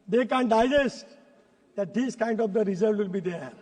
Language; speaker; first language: English; non-native, local second language; Marathi